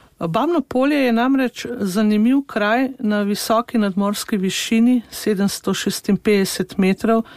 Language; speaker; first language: Slovenian; native; Slovenian